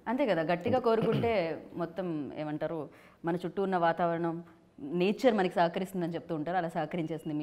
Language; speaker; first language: Telugu; native; Telugu